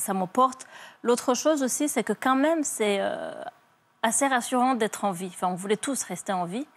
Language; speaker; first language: French; early bilingual, other home language; Kinyarwanda